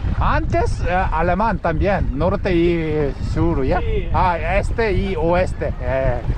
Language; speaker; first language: Spanish; non-native, learner; Korean